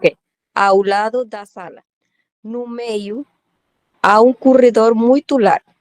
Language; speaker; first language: Portuguese; non-native, learner; Spanish